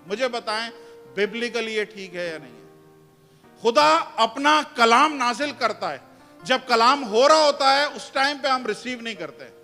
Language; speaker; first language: Urdu; non-native, local second language; Punjabi